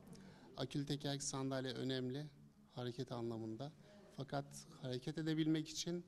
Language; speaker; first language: Turkish; native; Turkish